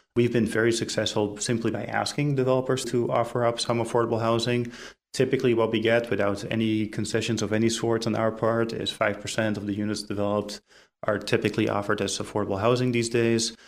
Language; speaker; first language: English; non-native, fluent; Dutch